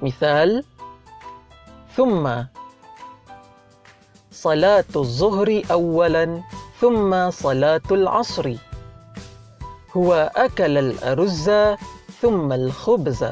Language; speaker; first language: Arabic; non-native, fluent; Malay